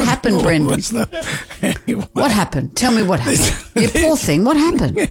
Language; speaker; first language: English; native; English